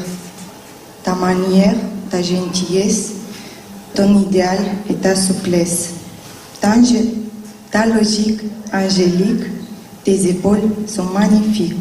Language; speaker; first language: French; non-native, learner; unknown